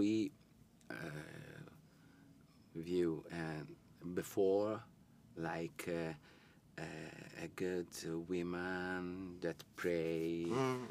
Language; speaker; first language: English; non-native, learner; Italian